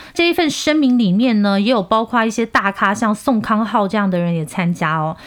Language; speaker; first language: Chinese; non-native, fluent; Korean